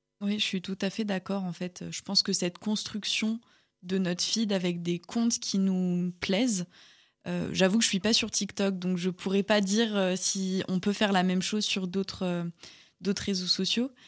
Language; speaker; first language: French; native; French